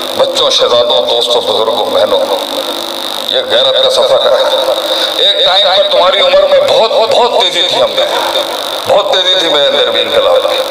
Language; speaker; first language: Urdu; non-native, local second language; Punjabi